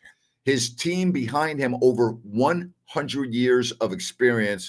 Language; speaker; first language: English; native; English